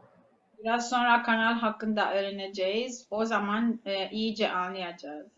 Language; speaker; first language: Turkish; non-native, fluent; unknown